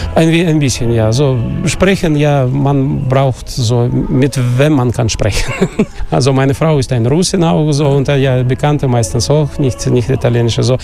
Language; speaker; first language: German; non-native, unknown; Russian